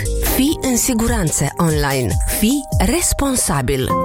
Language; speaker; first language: Romanian; native; Romanian